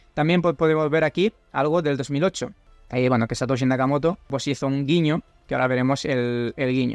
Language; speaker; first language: Spanish; native; Spanish